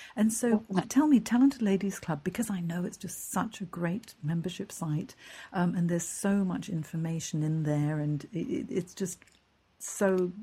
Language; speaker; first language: English; native; English